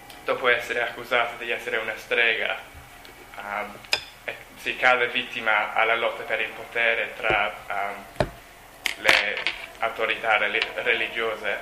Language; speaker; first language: Italian; non-native, learner; English